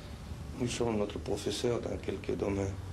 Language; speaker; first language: French; non-native, learner; Spanish